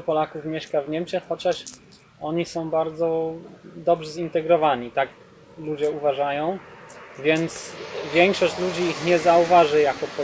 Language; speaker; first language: Polish; non-native, fluent; German